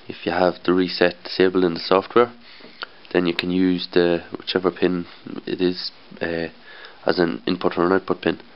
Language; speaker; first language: English; native; English